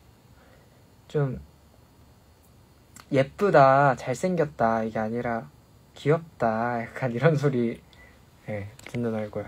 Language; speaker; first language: Korean; native; Korean